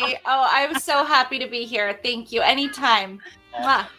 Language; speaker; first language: English; native; English